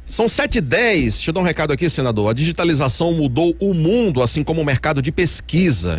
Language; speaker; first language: Portuguese; native; Portuguese